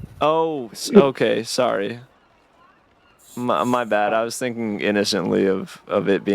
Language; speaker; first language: English; native; English